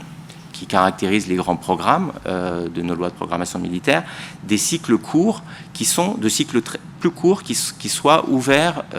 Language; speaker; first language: French; native; French